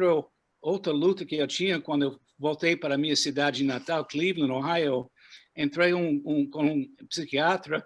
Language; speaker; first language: Portuguese; non-native, fluent; English